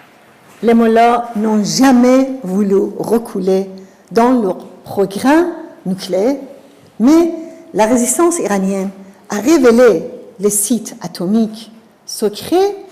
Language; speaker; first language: French; non-native, fluent; Persian